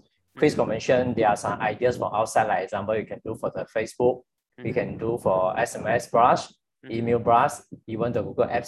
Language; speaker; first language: English; non-native, local second language; Chinese